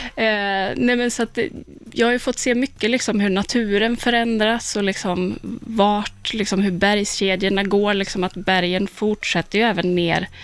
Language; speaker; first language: Swedish; native; Swedish